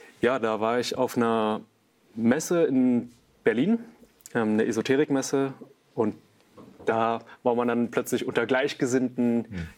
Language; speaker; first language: German; early bilingual, other home language; Vietnamese